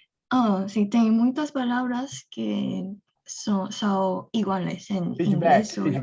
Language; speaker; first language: Portuguese; non-native, fluent; Korean